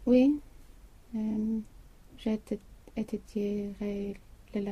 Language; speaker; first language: French; non-native, learner; Swedish